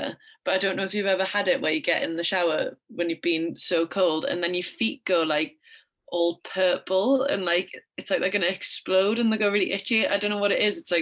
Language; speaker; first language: English; native; English